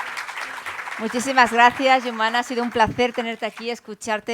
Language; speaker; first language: Spanish; native; Spanish